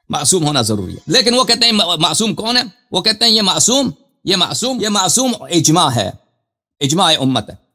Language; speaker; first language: Urdu; non-native, fluent; Persian